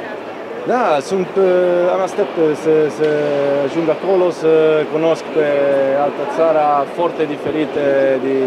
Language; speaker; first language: Romanian; non-native, fluent; Italian